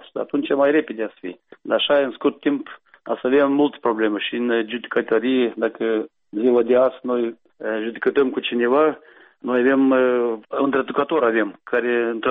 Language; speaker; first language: Romanian; non-native, local second language; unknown